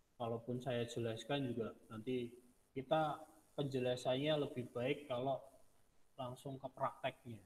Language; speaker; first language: Indonesian; non-native, local second language; Javanese